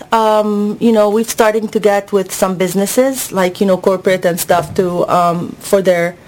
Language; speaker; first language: English; non-native, fluent; Arabic